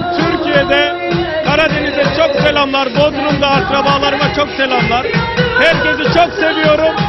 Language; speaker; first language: Turkish; early bilingual, heritage; Turkish